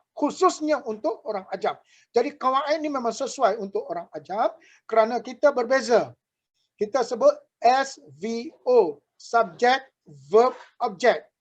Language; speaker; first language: Malay; native; Malay